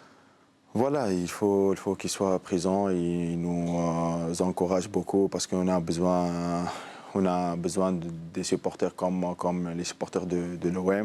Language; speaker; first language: French; non-native, local second language; Arabic